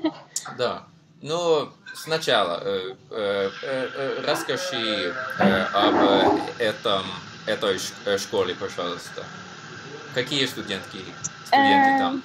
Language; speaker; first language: Russian; non-native, learner; Norwegian